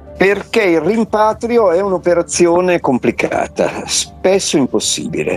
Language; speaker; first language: Italian; native; Italian